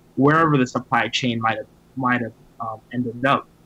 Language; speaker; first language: English; native; English